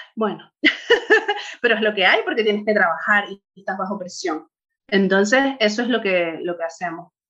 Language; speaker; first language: Spanish; native; Spanish